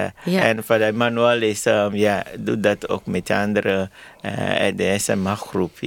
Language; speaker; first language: Dutch; non-native, learner; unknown